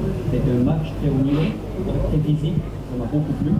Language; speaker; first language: French; non-native, fluent; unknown